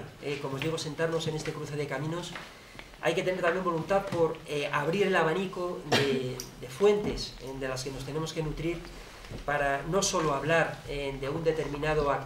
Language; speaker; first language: Spanish; native; Spanish